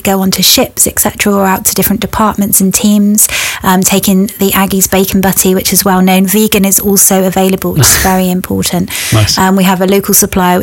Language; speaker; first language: English; native; English